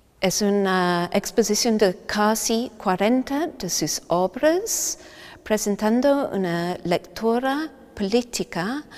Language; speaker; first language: Spanish; non-native, learner; English